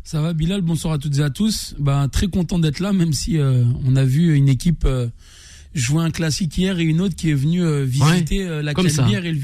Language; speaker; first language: French; native; French